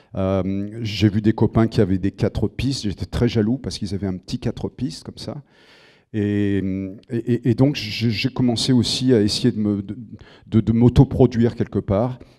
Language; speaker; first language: French; native; French